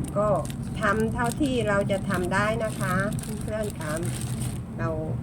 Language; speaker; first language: Thai; non-native, local second language; Northern Khmer